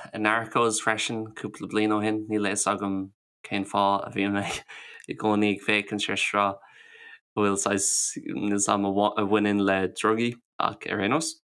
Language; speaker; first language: Irish; non-native, local second language; English